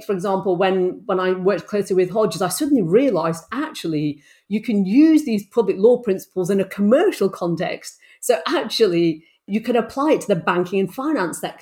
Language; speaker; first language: English; native; English